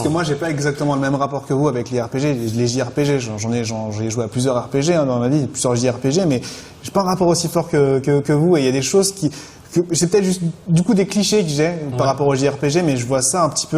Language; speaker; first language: French; native; French